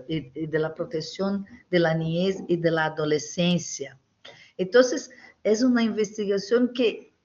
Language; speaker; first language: Spanish; non-native, learner; Portuguese